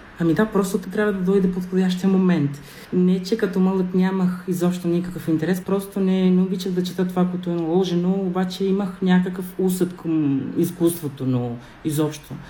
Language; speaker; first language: Bulgarian; non-native, fluent; Spanish